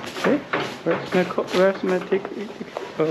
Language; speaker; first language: English; non-native, learner; Chinese